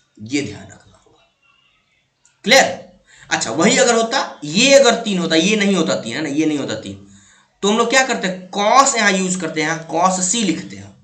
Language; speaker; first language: Hindi; native; Hindi